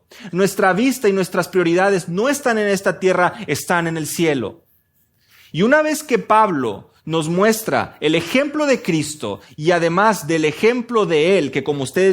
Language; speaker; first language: Spanish; native; Spanish